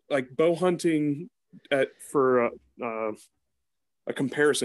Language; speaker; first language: English; native; English